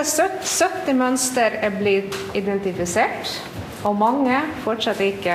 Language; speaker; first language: Norwegian; non-native, fluent; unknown